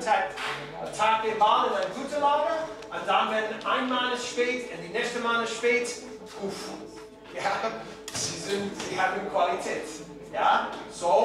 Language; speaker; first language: German; non-native, learner; English